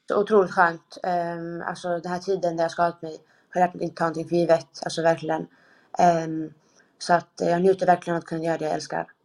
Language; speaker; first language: Swedish; native; Swedish